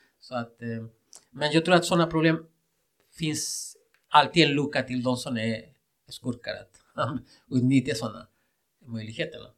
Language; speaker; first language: Swedish; non-native, fluent; Spanish